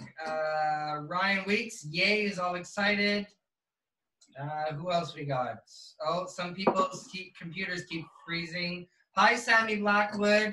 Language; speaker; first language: English; native; English